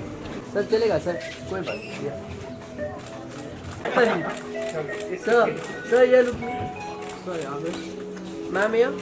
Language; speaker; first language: Hindi; native; Hindi